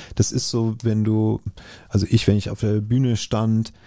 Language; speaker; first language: German; native; German